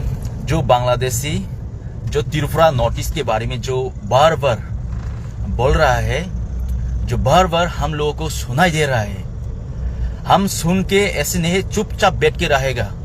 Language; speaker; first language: Hindi; non-native, local second language; Kok Borok